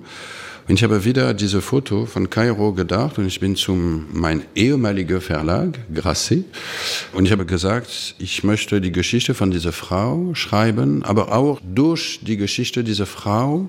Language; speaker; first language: German; non-native, fluent; French